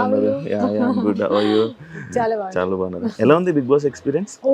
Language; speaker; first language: Telugu; native; Telugu